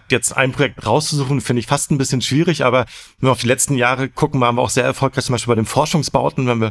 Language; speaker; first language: German; native; German